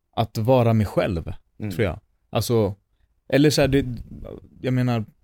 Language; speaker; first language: Swedish; native; Swedish